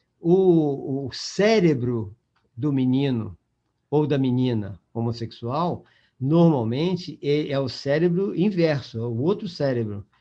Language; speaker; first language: Portuguese; native; Portuguese